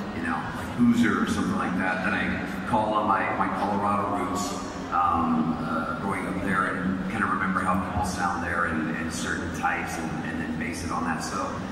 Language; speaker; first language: English; native; English